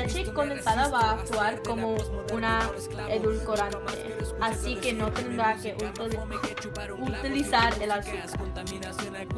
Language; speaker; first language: Spanish; non-native, learner; English